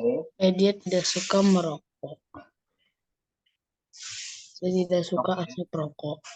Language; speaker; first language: Indonesian; non-native, learner; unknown